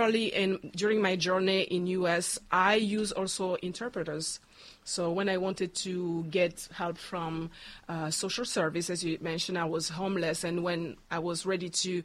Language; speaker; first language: English; non-native, fluent; Luba-Lulua